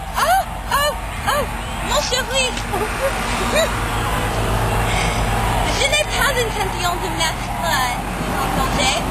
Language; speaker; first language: French; non-native, learner; English